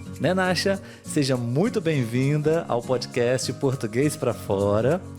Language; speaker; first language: Portuguese; native; Portuguese